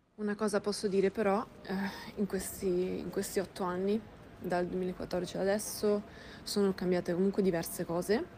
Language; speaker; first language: Italian; early bilingual, other home language; Russian